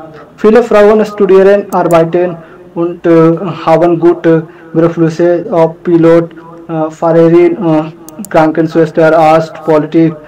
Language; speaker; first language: German; non-native, learner; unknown